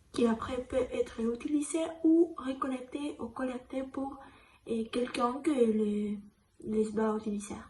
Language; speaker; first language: French; non-native, learner; Spanish